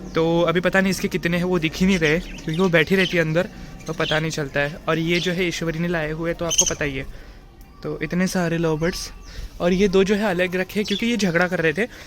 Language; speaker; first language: Hindi; non-native, local second language; Marathi